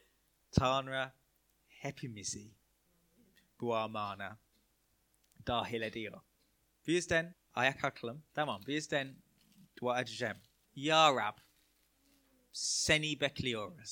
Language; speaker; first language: Turkish; non-native, fluent; English